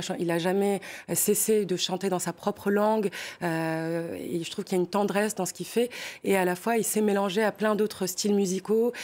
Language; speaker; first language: French; non-native, local second language; Arabic